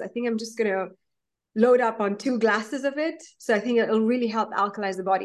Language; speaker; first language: English; non-native, local second language; Gujarati